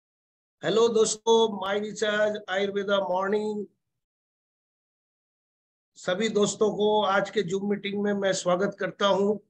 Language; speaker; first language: Hindi; native; Hindi